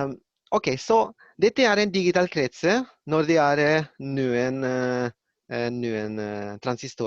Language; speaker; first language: Norwegian; non-native, learner; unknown